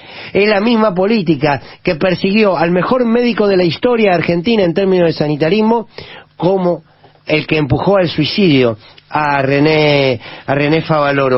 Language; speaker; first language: Spanish; native; Spanish